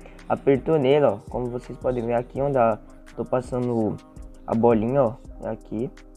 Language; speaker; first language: Portuguese; native; Portuguese